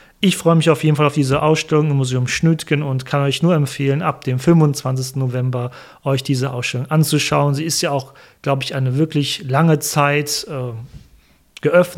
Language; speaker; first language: German; native; German